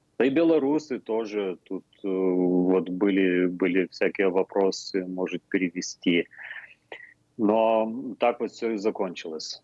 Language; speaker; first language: Russian; non-native, fluent; Lithuanian